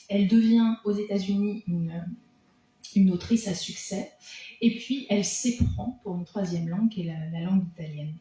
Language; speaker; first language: French; native; French